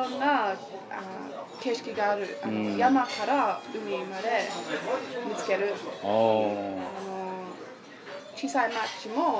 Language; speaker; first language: Japanese; non-native, learner; English